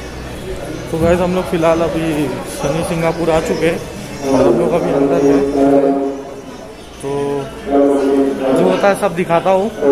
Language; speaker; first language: Hindi; native; Hindi